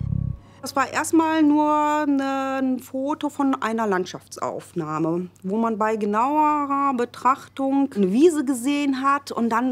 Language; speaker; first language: German; native; German